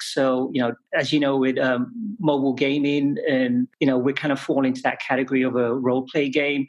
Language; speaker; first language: English; native; English